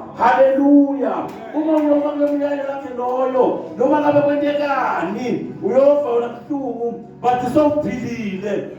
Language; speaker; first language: Zulu; non-native, local second language; Swati